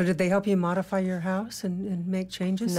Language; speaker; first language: English; native; English